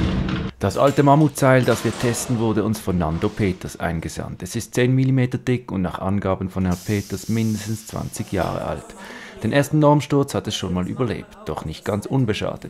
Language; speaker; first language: German; native; German